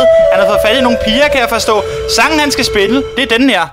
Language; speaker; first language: Danish; native; Danish